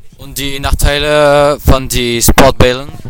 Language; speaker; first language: German; non-native, learner; French